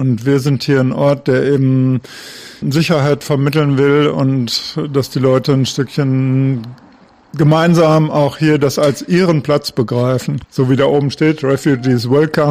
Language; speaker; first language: German; native; German